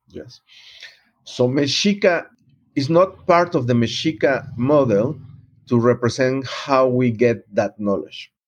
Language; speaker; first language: English; non-native, fluent; Spanish